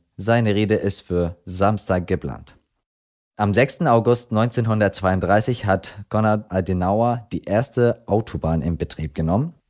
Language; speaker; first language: German; non-native, fluent; Arabic